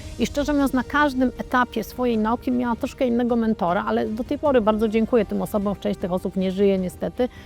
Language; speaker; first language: Polish; native; Polish